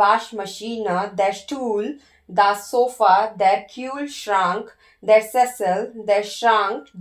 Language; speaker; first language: German; non-native, learner; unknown